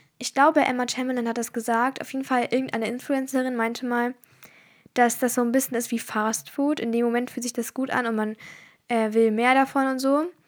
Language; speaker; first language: German; early bilingual, other home language; Turkish